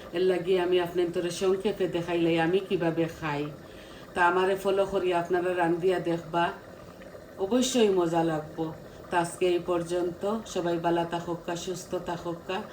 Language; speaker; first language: Bangla; native; Bangla